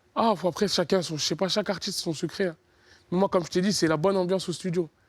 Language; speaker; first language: French; early bilingual, other home language; Lingala